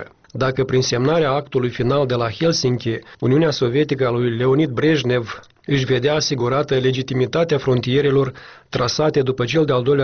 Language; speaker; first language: Romanian; native; Romanian